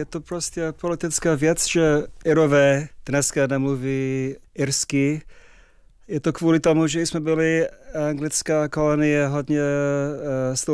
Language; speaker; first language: Czech; non-native, fluent; English